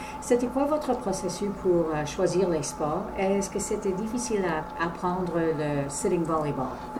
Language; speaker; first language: French; non-native, learner; English